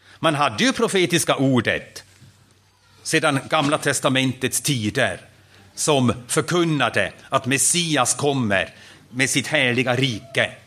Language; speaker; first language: Swedish; non-native, fluent; German